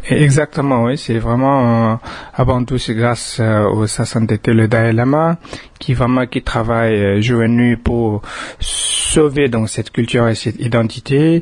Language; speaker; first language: French; non-native, fluent; Tibetan